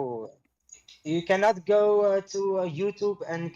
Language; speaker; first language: English; non-native, fluent; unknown